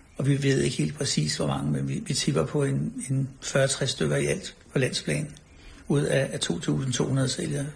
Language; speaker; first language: Danish; native; Danish